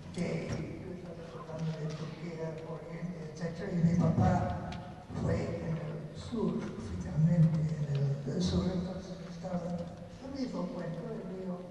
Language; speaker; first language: Spanish; non-native, fluent; English